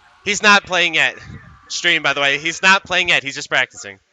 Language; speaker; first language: English; native; English